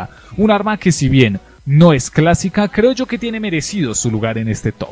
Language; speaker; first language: Spanish; native; Spanish